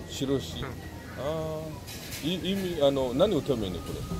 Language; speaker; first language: Japanese; non-native, learner; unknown